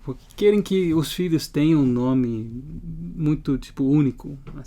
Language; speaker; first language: Portuguese; non-native, fluent; English